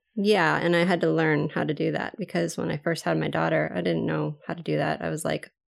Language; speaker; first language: English; native; English